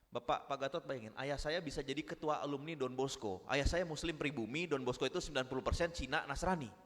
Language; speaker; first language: Indonesian; native; Indonesian